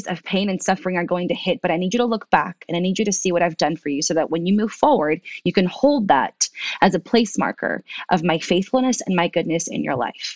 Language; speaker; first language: English; early bilingual, other home language; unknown